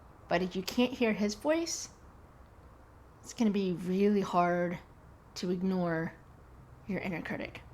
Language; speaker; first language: English; native; English